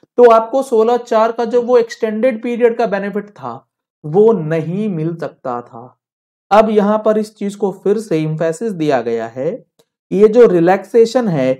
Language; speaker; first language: Hindi; native; Hindi